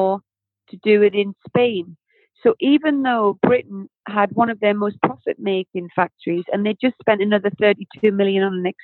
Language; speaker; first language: English; native; English